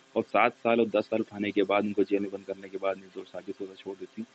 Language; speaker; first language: Hindi; native; Hindi